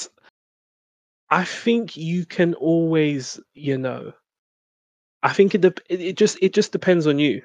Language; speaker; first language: English; native; English